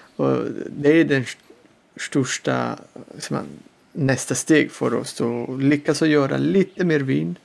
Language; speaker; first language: Swedish; non-native, fluent; Italian